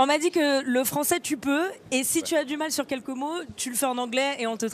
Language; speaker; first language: French; native; French